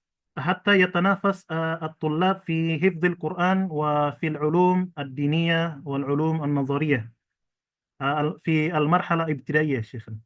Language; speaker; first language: Arabic; non-native, fluent; Indonesian